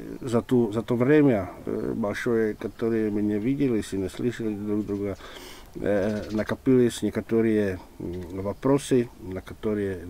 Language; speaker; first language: Russian; non-native, fluent; Czech